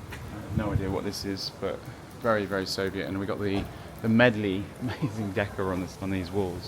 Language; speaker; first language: English; native; English